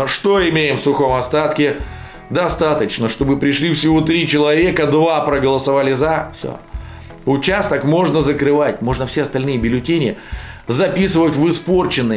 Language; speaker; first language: Russian; native; Russian